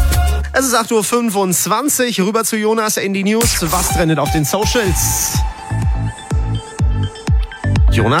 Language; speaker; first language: German; native; German